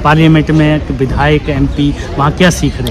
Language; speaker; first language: Hindi; native; Hindi